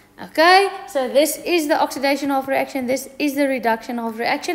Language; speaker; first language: English; non-native, local second language; Afrikaans